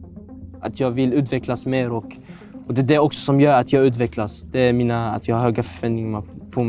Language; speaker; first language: Swedish; early bilingual, other home language; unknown